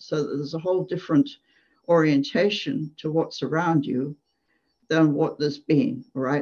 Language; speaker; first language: English; native; English